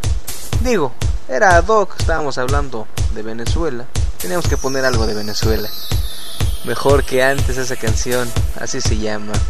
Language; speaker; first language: Spanish; native; Spanish